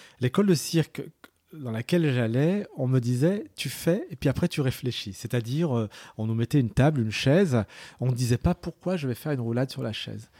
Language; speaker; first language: French; early bilingual, other home language; Arabic